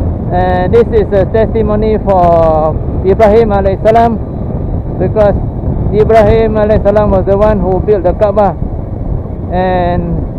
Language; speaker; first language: English; non-native, local second language; Malay